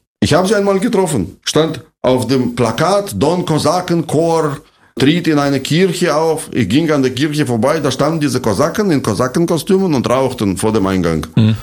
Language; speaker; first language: German; non-native, fluent; Russian